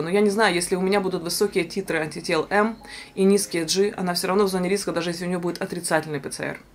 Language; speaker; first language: Russian; native; Russian